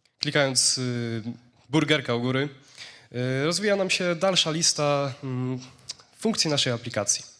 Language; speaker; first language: Polish; native; Polish